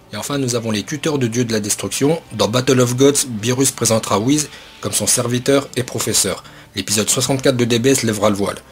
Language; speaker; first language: French; native; French